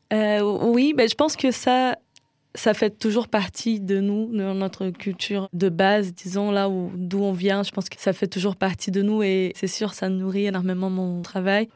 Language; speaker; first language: French; non-native, fluent; Portuguese